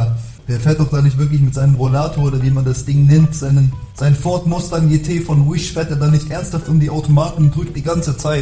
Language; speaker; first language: German; native; German